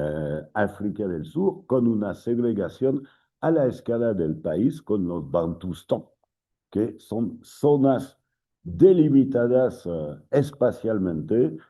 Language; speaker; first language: Spanish; non-native, fluent; French